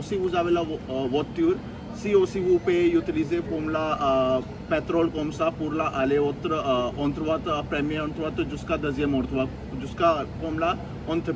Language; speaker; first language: French; non-native, learner; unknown